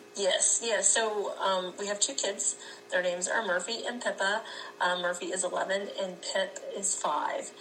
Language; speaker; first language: English; native; English